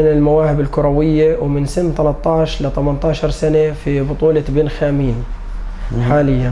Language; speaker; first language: Arabic; native; Arabic